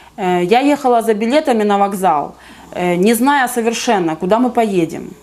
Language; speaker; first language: Russian; native; Russian